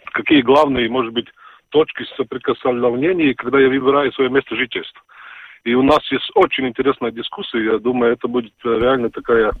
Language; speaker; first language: Russian; non-native, fluent; Latvian